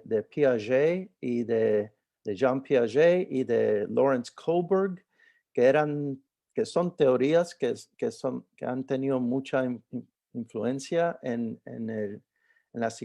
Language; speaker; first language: Spanish; early bilingual, heritage; Spanish